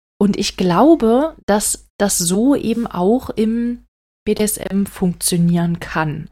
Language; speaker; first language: German; native; German